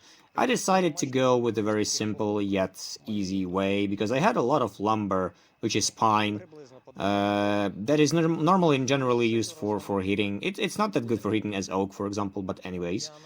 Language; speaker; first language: English; non-native, fluent; Ukrainian